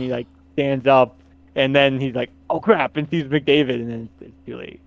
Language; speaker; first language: English; native; English